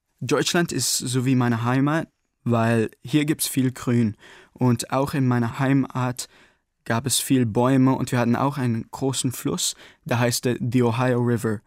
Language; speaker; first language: German; non-native, learner; English